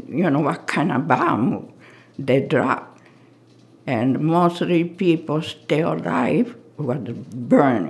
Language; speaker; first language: English; non-native, learner; Japanese